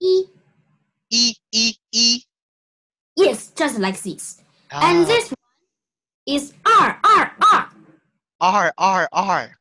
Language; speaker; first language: English; non-native, learner; Chinese